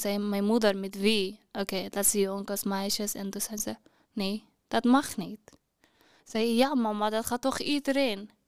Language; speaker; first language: Dutch; non-native, learner; Persian